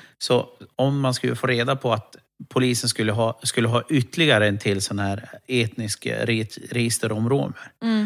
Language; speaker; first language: Swedish; early bilingual, other home language; Romany